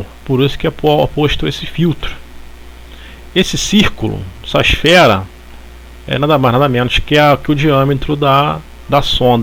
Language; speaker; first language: Portuguese; native; Portuguese